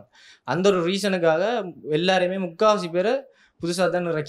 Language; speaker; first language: Tamil; native; Tamil